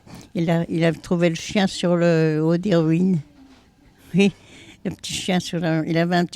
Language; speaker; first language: French; native; French